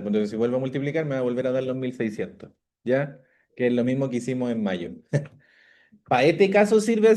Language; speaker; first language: Spanish; native; Spanish